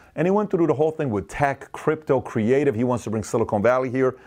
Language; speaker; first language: English; native; English